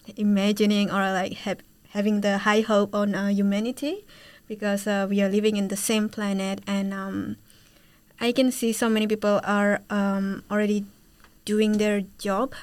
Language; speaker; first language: English; non-native, fluent; Indonesian